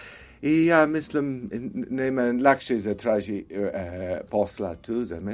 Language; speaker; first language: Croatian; non-native, learner; English